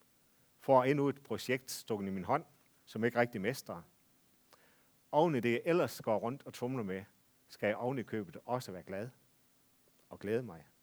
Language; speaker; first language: Danish; native; Danish